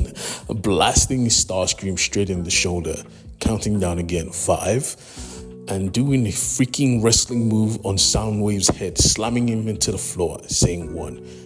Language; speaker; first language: English; native; English